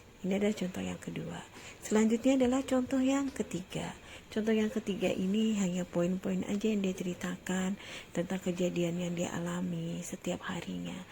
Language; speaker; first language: Indonesian; native; Indonesian